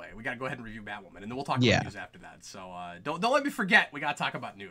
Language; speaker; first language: English; native; English